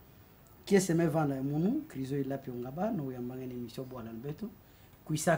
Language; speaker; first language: French; non-native, local second language; Kongo